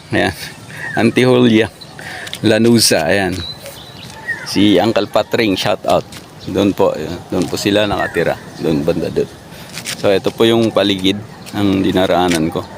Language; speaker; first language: Filipino; native; Filipino